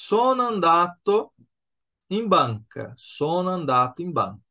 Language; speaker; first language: Italian; non-native, fluent; Portuguese